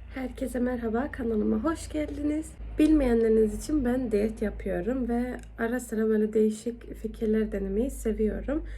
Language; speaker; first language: Turkish; early bilingual, heritage; Turkish